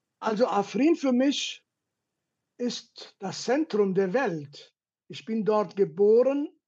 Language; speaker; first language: German; non-native, fluent; Kurdish